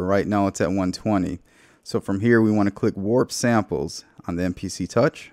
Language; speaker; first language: English; native; English